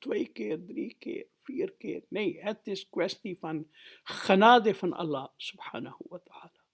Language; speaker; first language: Dutch; non-native, fluent; Urdu